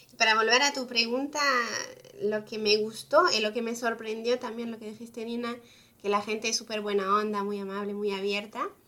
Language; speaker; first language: Spanish; non-native, fluent; French